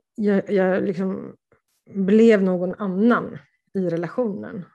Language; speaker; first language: Swedish; early bilingual, other home language; Polish